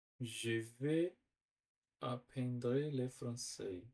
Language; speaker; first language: French; non-native, learner; Portuguese